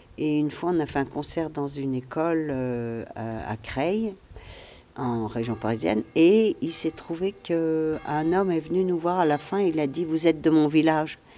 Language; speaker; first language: French; native; French